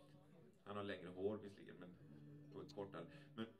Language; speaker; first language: Swedish; native; Swedish